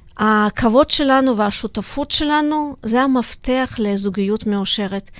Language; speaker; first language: Hebrew; non-native, fluent; Russian